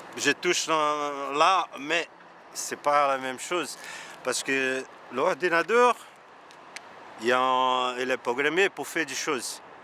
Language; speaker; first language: French; non-native, learner; Portuguese